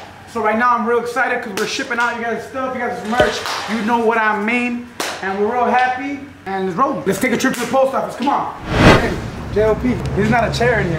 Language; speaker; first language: English; early bilingual, other home language; Spanish